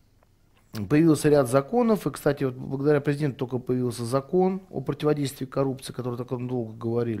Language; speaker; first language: Russian; native; Russian